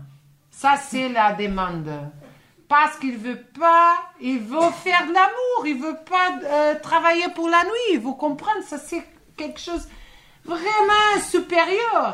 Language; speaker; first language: French; non-native, fluent; Portuguese